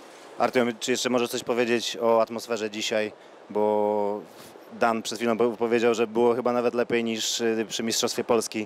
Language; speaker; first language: Polish; native; Polish